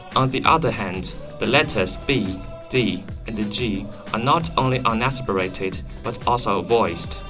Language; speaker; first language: English; non-native, fluent; Chinese